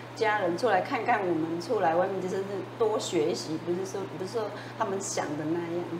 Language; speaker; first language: Chinese; non-native, fluent; Vietnamese